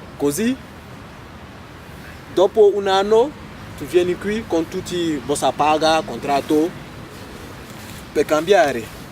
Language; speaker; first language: Italian; non-native, learner; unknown